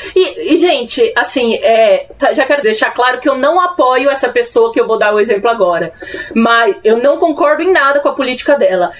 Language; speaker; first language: Portuguese; early bilingual, other home language; Spanish